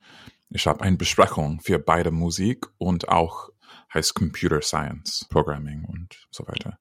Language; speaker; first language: German; non-native, fluent; English